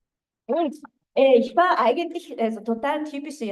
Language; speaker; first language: German; non-native, fluent; Japanese